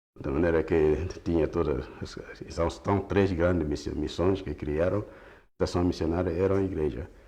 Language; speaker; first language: Portuguese; non-native, local second language; Kongo